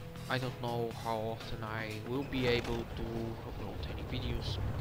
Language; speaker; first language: English; non-native, learner; Bulgarian